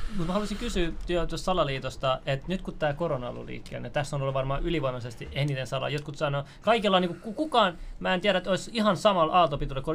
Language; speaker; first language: Finnish; native; Finnish